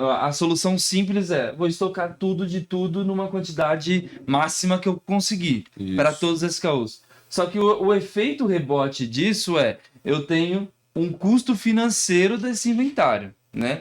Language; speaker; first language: Portuguese; native; Portuguese